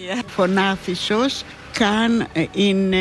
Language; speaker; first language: German; non-native, learner; Greek